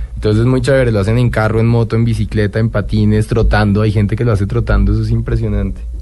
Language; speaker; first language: Spanish; native; Spanish